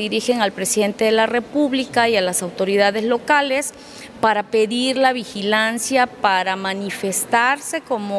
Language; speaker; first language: Spanish; native; Spanish